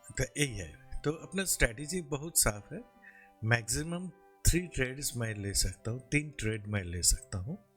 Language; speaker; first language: Hindi; non-native, local second language; Bangla